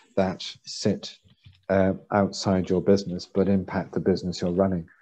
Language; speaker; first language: English; native; English